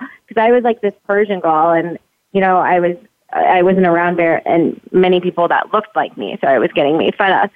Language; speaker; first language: English; native; English